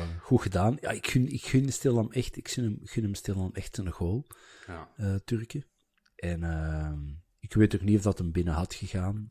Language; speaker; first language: Dutch; native; Dutch